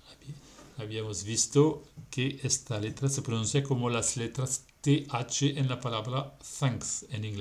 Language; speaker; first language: Spanish; non-native, fluent; French